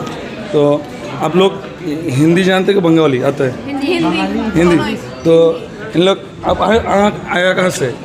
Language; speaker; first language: Hindi; non-native, local second language; Bangla